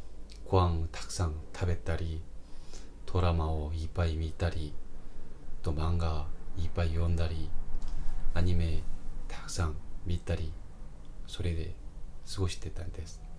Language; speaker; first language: Japanese; non-native, fluent; Korean